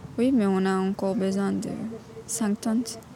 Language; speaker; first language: French; non-native, learner; Romanian